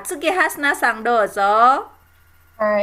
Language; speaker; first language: Japanese; non-native, learner; Indonesian